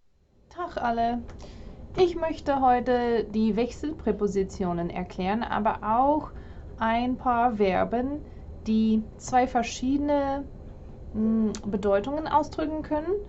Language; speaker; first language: German; non-native, fluent; English